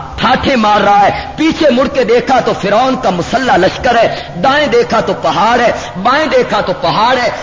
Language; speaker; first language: Urdu; non-native, local second language; Punjabi